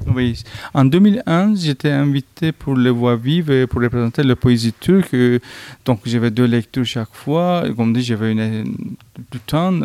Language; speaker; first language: French; non-native, fluent; Turkish